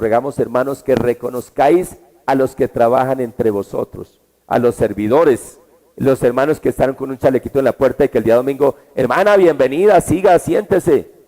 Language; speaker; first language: Spanish; native; Spanish